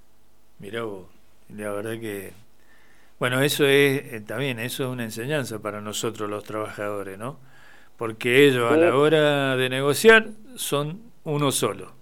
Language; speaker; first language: Spanish; native; Spanish